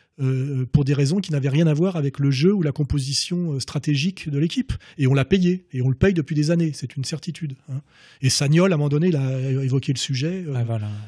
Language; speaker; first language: French; native; French